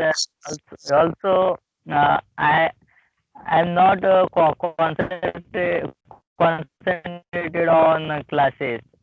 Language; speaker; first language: English; non-native, learner; Marathi